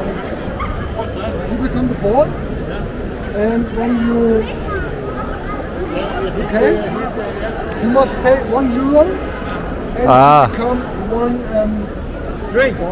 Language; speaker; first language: English; non-native, learner; Korean